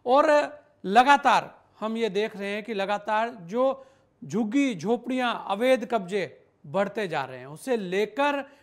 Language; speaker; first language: Hindi; native; Hindi